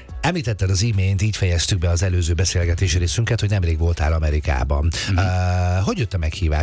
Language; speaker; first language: Hungarian; native; Hungarian